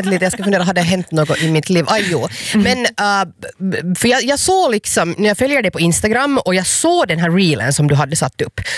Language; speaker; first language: Swedish; native; Swedish